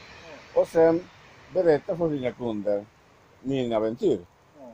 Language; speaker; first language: Swedish; non-native, learner; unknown